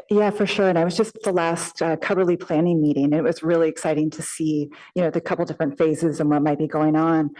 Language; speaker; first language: English; native; English